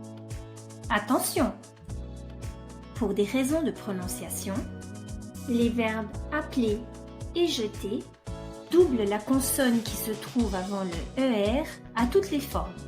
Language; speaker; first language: French; non-native, fluent; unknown